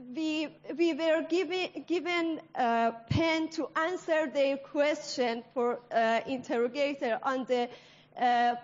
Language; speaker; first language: English; non-native, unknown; Persian